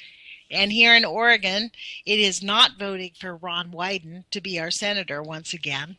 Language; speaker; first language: English; native; English